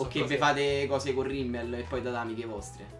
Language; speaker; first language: Italian; native; Italian